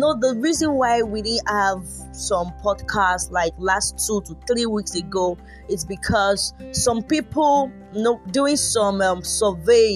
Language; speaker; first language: English; non-native, local second language; Yoruba